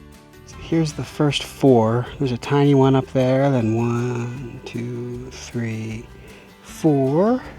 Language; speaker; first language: English; native; English